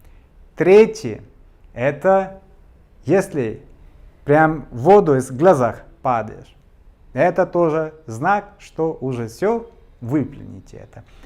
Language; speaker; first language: Russian; non-native, learner; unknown